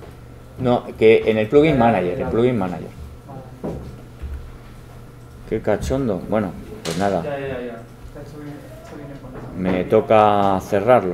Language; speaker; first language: Spanish; native; Spanish